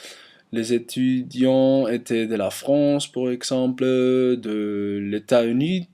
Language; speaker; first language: French; non-native, learner; German